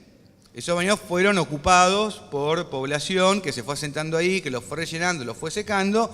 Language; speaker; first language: Spanish; native; Spanish